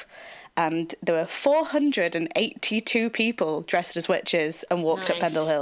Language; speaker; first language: English; native; English